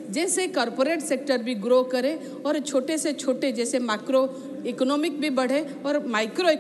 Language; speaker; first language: Hindi; non-native, local second language; Odia